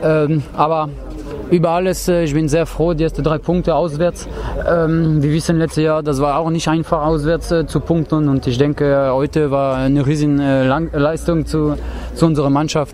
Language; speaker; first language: German; non-native, fluent; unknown